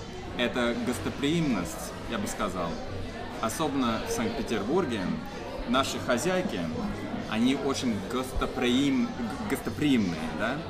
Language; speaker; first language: Russian; non-native, fluent; English